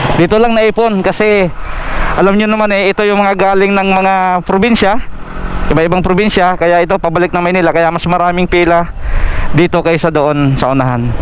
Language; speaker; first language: Filipino; native; Filipino